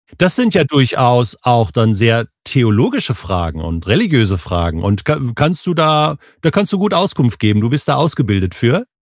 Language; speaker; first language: German; native; German